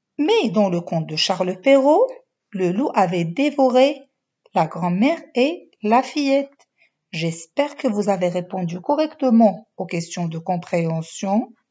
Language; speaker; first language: French; non-native, local second language; Arabic